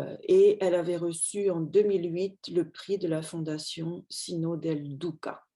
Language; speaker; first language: French; native; French